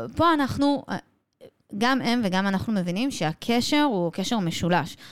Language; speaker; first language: Hebrew; native; Hebrew